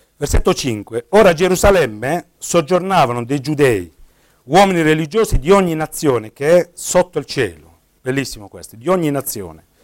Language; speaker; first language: Italian; native; Italian